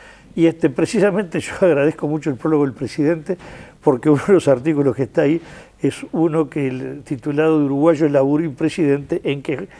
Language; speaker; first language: Spanish; native; Spanish